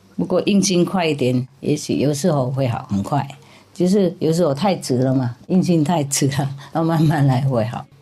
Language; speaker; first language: Chinese; non-native, fluent; Vietnamese